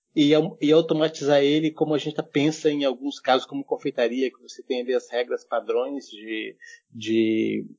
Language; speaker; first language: Portuguese; early bilingual, heritage; German